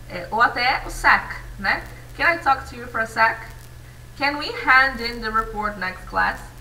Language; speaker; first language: English; non-native, fluent; Portuguese